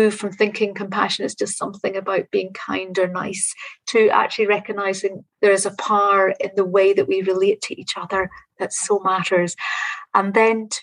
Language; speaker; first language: English; native; English